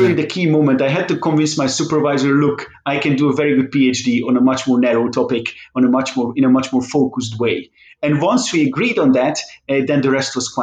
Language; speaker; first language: English; non-native, fluent; Hungarian